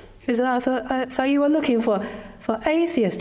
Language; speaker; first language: English; non-native, fluent; Chinese